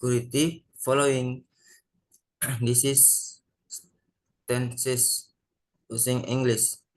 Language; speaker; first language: English; non-native, learner; Indonesian